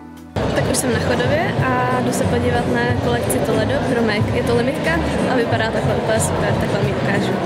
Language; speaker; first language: Czech; native; Czech